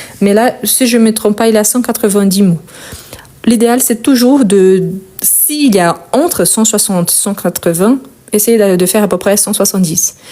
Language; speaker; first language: French; non-native, fluent; Portuguese